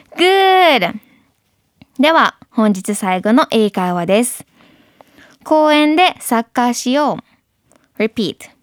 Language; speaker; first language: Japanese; non-native, fluent; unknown